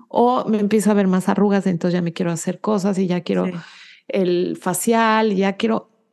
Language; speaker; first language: Spanish; native; Spanish